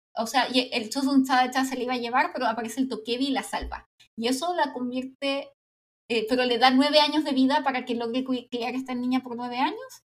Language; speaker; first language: Spanish; native; Spanish